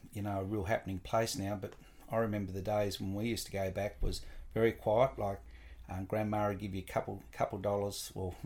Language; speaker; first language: English; native; English